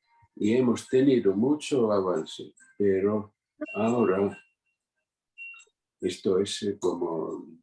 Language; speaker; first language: Spanish; non-native, fluent; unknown